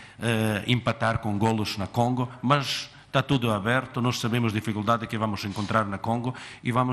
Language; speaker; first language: Portuguese; non-native, fluent; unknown